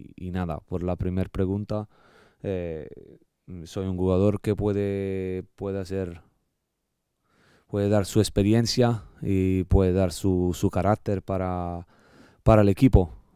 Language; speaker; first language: Spanish; non-native, learner; Italian